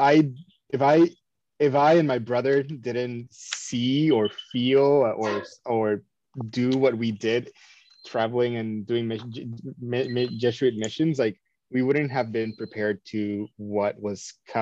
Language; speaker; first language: English; non-native, fluent; Spanish